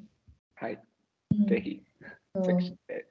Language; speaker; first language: Japanese; non-native, learner; Italian